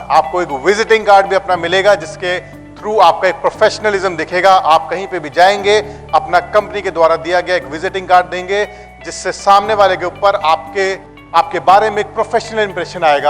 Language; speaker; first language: Hindi; native; Hindi